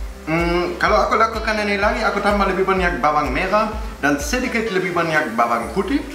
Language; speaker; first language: Indonesian; non-native, fluent; German